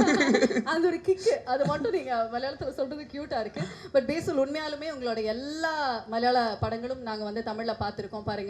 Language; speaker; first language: Tamil; native; Tamil